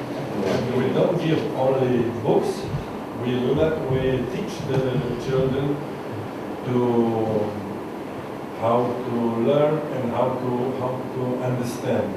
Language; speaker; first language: English; non-native, learner; Romanian